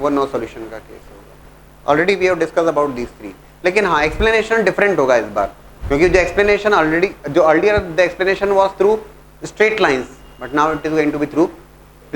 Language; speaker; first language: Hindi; native; Hindi